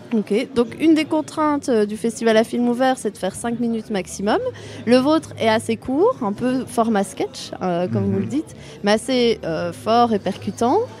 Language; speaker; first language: French; native; French